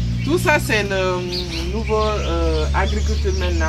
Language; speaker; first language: French; non-native, learner; English